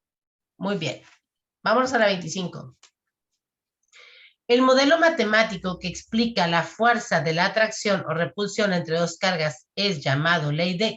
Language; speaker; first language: Spanish; native; Spanish